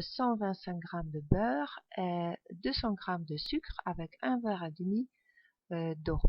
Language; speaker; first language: French; non-native, fluent; Polish